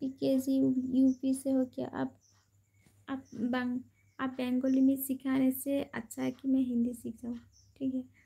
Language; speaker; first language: Hindi; non-native, local second language; Bangla